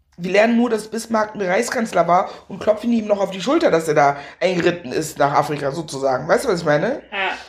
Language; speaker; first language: German; early bilingual, other home language; Akan